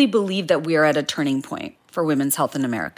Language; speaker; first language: English; non-native, local second language; Bangla